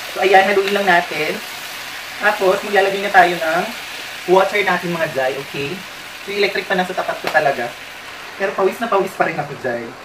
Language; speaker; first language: Filipino; non-native, local second language; Waray